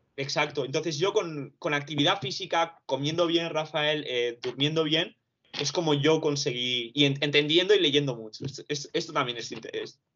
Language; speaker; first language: Spanish; early bilingual, other home language; Romanian